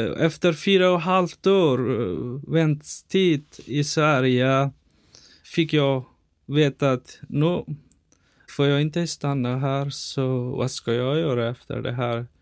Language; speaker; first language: Swedish; non-native, fluent; Persian